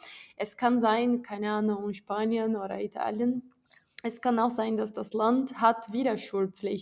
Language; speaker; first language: German; non-native, fluent; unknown